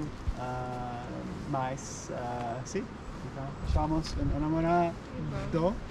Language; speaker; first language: Portuguese; non-native, learner; Turkish